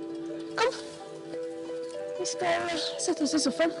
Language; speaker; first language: Norwegian; native; Norwegian